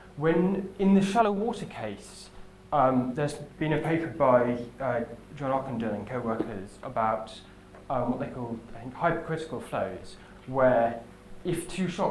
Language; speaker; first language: English; native; English